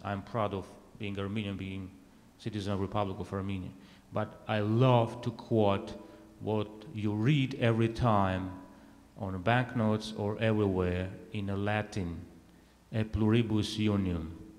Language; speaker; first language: English; non-native, fluent; Armenian